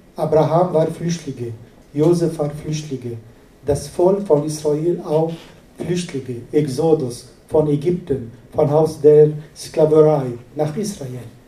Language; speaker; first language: German; non-native, fluent; Arabic